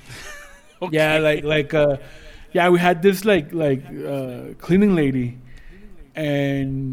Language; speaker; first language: English; early bilingual, other home language; Spanish